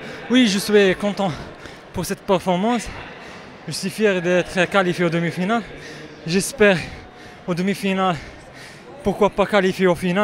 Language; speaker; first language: French; non-native, local second language; Arabic